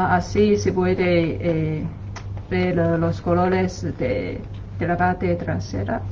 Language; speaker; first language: Spanish; non-native, learner; Chinese